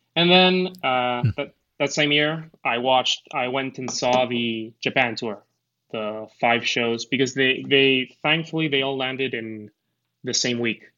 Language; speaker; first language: English; non-native, fluent; Spanish